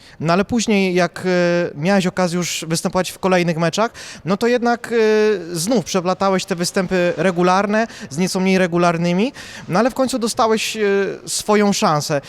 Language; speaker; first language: Polish; native; Polish